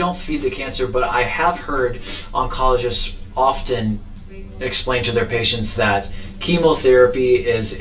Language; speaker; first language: English; native; English